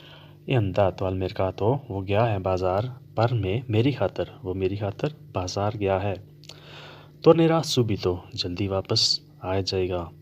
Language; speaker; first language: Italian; non-native, fluent; Urdu